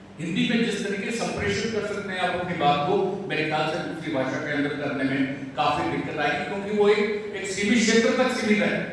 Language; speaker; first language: Hindi; native; Hindi